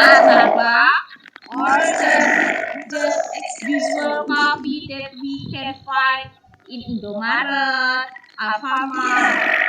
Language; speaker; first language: English; non-native, learner; Indonesian